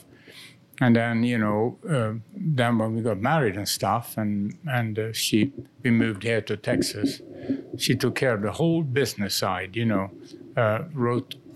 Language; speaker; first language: English; non-native, fluent; Swedish